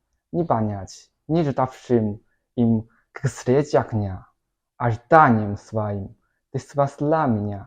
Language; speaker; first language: Russian; non-native, learner; Chinese